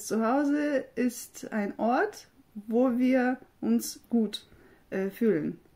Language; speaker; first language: German; non-native, fluent; Russian